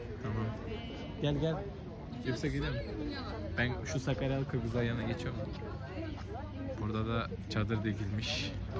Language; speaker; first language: Turkish; non-native, fluent; Kyrgyz